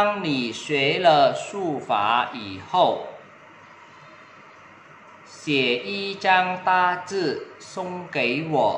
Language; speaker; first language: Chinese; non-native, fluent; Vietnamese